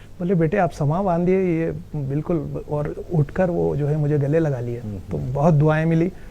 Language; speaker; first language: Hindi; non-native, local second language; Urdu